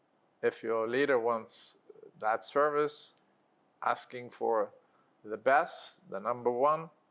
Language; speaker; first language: English; non-native, local second language; Arabic